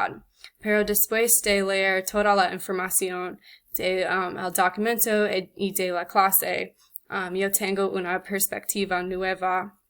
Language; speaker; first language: Spanish; non-native, learner; English